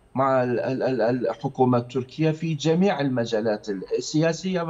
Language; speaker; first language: Arabic; non-native, fluent; Turkish